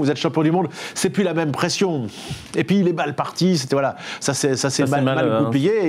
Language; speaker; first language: French; native; French